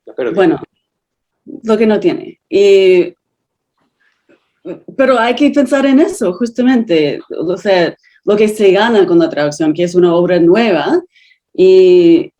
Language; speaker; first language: Spanish; non-native, fluent; English